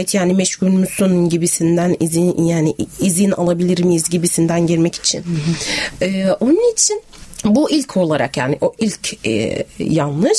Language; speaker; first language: Turkish; non-native, fluent; Arabic